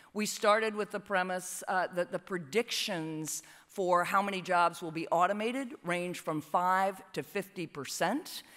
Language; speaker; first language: English; native; English